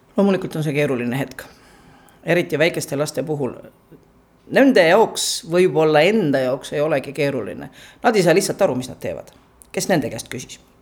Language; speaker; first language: Estonian; native; Estonian